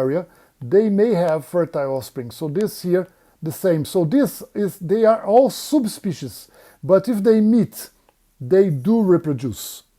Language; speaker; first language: English; non-native, fluent; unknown